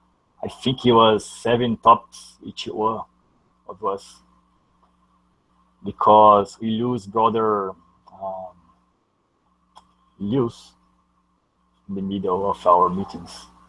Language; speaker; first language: English; non-native, learner; Portuguese